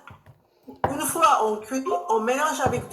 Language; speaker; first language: French; non-native, learner; Japanese